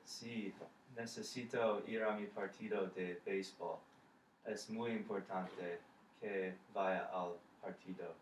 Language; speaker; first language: Spanish; non-native, learner; English